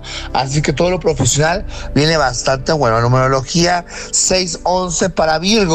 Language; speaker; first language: Spanish; native; Spanish